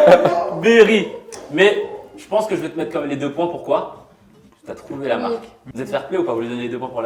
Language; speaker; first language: French; native; French